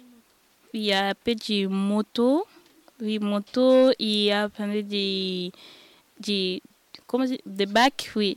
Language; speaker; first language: French; non-native, learner; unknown